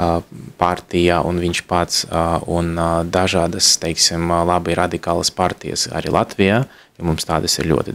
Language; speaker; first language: Latvian; non-native, local second language; Russian